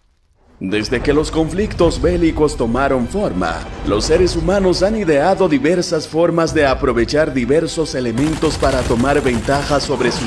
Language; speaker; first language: Spanish; native; Spanish